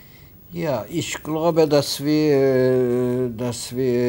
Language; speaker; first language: German; non-native, fluent; Hungarian